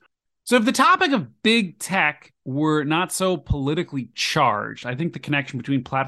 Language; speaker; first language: English; native; English